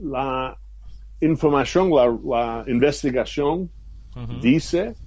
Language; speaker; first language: Spanish; non-native, fluent; English